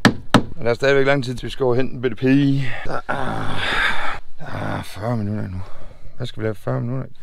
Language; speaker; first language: Danish; native; Danish